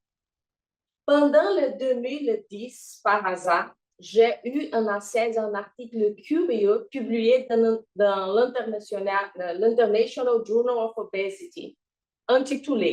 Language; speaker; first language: French; non-native, fluent; Portuguese